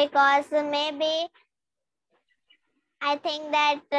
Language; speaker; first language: English; non-native, learner; Hindi